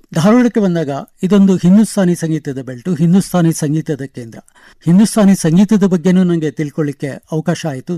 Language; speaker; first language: Kannada; non-native, local second language; Konkani